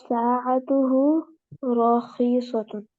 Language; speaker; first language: Arabic; non-native, learner; Urdu